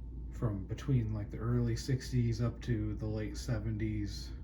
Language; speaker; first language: English; native; English